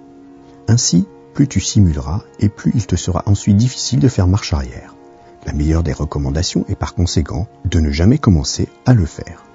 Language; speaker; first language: French; native; French